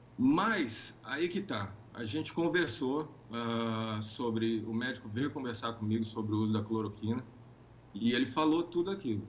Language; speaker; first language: Portuguese; native; Portuguese